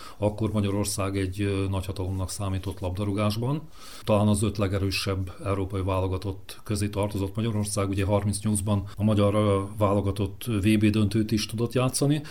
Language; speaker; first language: Hungarian; native; Hungarian